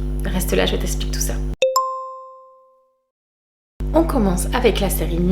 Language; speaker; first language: French; native; French